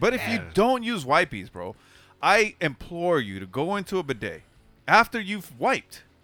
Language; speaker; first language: English; early bilingual, other home language; Spanish